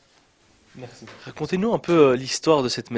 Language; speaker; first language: French; native; French